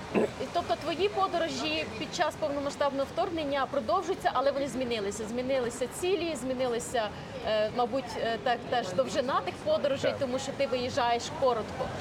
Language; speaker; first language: Ukrainian; native; Ukrainian